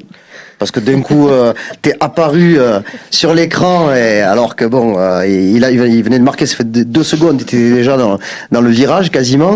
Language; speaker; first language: French; native; French